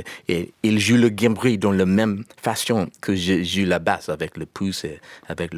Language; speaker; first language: French; non-native, learner; English